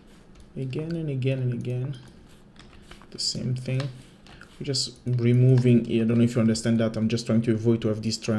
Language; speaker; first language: English; non-native, fluent; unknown